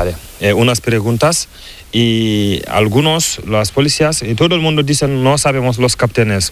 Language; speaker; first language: Spanish; non-native, learner; Fula